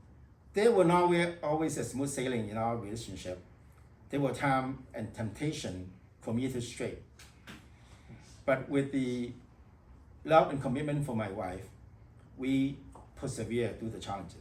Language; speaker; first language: English; non-native, fluent; Vietnamese